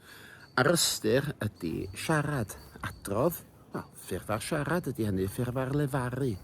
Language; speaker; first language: Welsh; native; Welsh